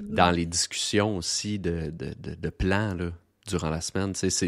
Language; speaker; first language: French; native; French